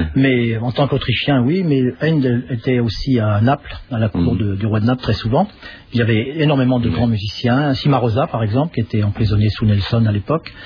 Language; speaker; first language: French; native; French